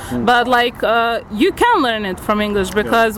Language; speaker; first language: English; non-native, fluent; Croatian